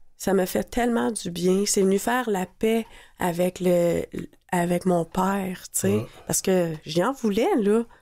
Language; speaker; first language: French; native; French